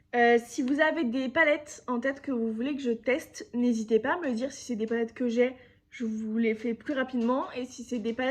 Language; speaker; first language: French; native; French